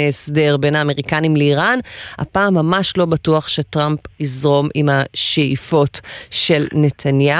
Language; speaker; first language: Hebrew; native; Hebrew